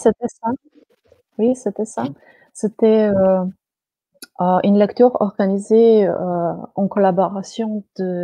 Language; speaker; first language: French; non-native, fluent; Slovenian